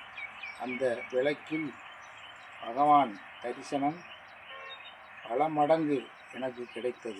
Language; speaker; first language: Tamil; native; Tamil